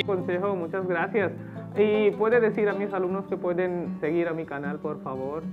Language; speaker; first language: Spanish; non-native, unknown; Hindi